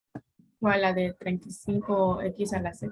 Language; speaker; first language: Spanish; native; Spanish